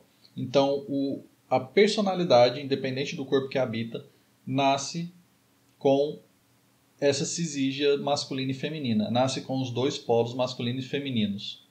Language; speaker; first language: Portuguese; native; Portuguese